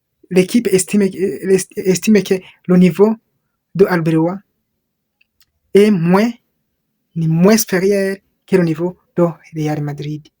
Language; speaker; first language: French; non-native, local second language; Kinyarwanda